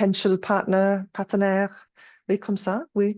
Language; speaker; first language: French; non-native, learner; English